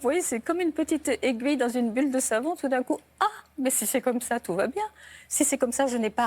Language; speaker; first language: French; native; French